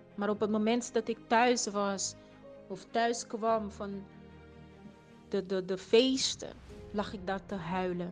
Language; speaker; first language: Dutch; non-native, fluent; Portuguese